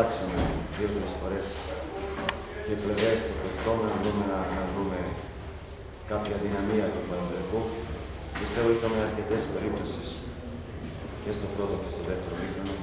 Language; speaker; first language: Greek; non-native, learner; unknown